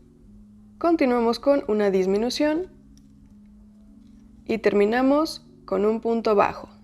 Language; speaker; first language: Spanish; native; Spanish